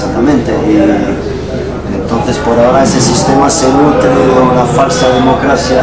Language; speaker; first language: Spanish; early bilingual, heritage; Spanish